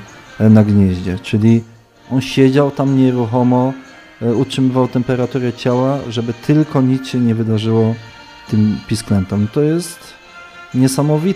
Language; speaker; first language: Polish; native; Polish